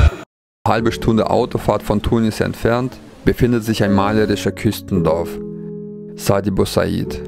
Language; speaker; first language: German; non-native, fluent; Russian